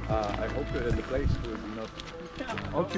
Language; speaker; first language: English; non-native, learner; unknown